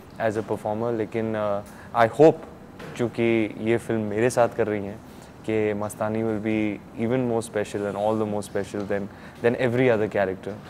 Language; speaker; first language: Hindi; native; Hindi